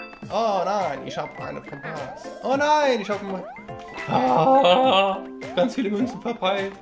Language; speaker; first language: German; native; German